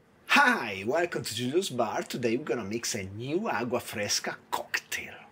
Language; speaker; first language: English; non-native, fluent; Italian